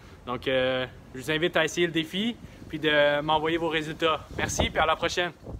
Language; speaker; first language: French; native; French